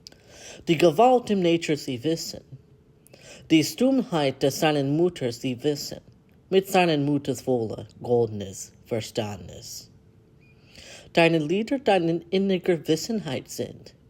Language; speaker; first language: German; non-native, learner; English